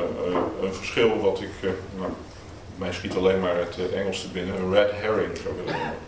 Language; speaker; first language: Dutch; native; Dutch